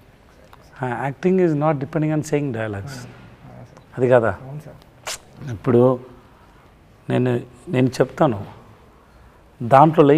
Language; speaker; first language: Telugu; non-native, learner; Tamil